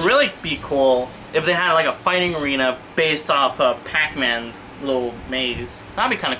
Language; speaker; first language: English; native; English